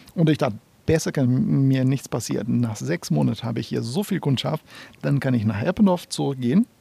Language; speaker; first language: German; non-native, fluent; Portuguese